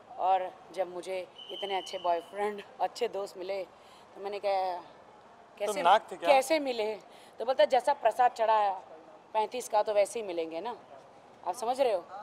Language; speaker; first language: Hindi; native; Hindi